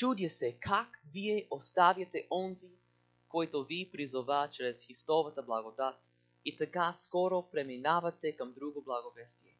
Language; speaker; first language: Bulgarian; non-native, learner; English